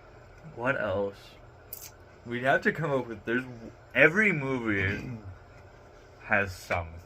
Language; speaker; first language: English; native; English